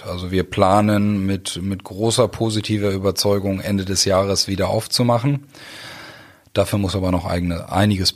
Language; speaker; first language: German; native; German